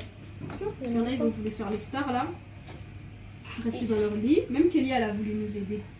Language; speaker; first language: French; native; French